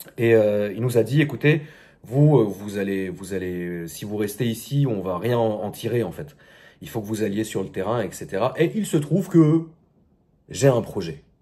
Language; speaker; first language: French; native; French